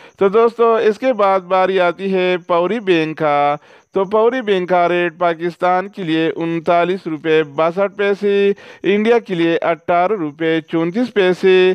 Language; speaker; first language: Urdu; non-native, local second language; Pashto